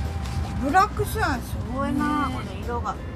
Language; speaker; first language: Japanese; native; Japanese